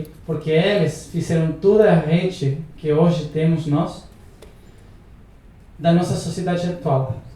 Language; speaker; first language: Portuguese; non-native, learner; Spanish